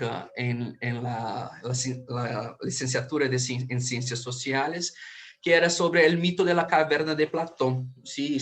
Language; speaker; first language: Spanish; non-native, fluent; Portuguese